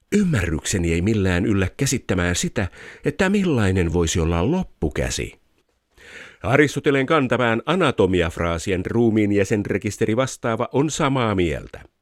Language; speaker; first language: Finnish; native; Finnish